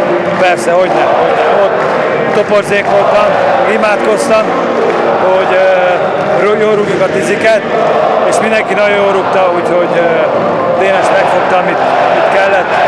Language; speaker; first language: Hungarian; native; Hungarian